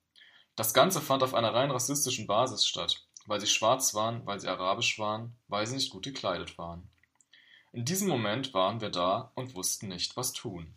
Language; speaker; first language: German; native; German